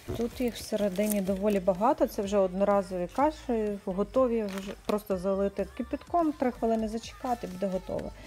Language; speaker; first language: Ukrainian; non-native, local second language; Russian